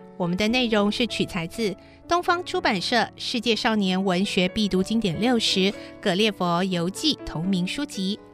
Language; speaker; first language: Chinese; native; Chinese